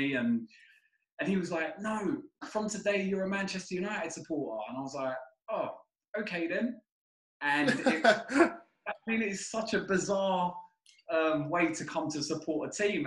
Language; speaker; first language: English; native; English